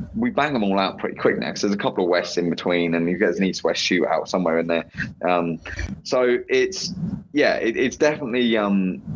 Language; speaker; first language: English; native; English